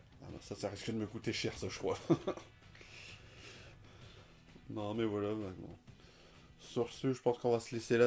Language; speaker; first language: French; native; French